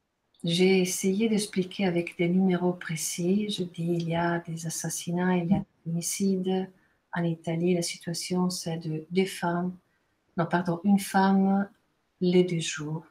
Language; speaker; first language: French; non-native, fluent; Italian